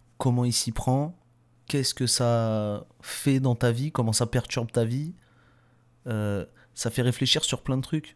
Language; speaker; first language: French; native; French